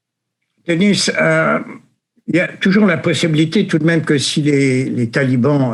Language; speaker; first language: French; native; French